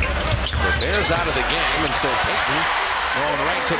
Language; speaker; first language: English; native; English